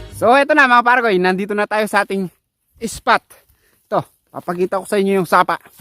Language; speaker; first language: Filipino; native; Filipino